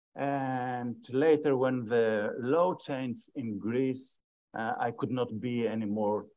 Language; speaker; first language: English; non-native, fluent; Greek